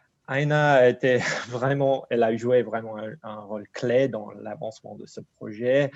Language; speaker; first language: French; non-native, fluent; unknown